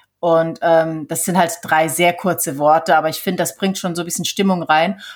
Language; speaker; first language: German; native; German